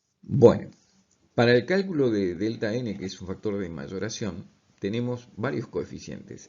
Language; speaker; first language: Spanish; native; Spanish